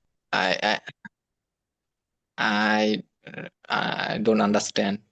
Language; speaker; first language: English; non-native, learner; Bangla